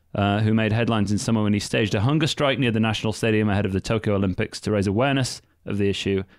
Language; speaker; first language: English; native; English